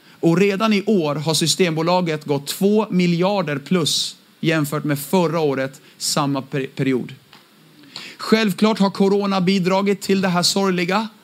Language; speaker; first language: Swedish; early bilingual, other home language; Aramaic